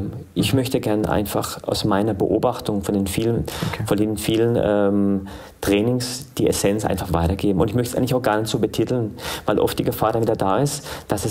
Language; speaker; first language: German; early bilingual, other home language; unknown